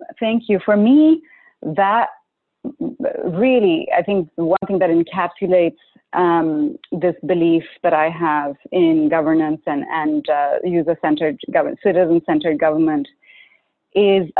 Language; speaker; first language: English; non-native, local second language; Urdu